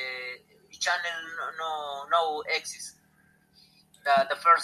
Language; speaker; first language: English; non-native, learner; Spanish